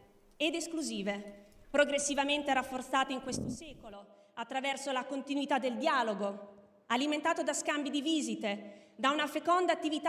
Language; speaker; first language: Italian; native; Italian